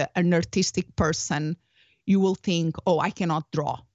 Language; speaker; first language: English; non-native, fluent; Portuguese